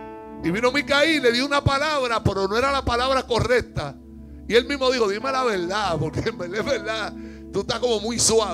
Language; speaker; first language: Spanish; native; Spanish